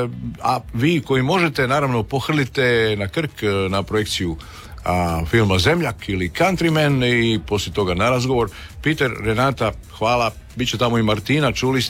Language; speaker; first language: Serbian; native; Serbian